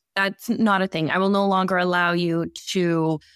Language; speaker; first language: English; early bilingual, other home language; Bosnian